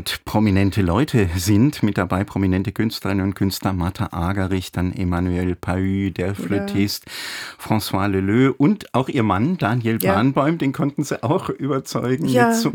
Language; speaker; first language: German; native; German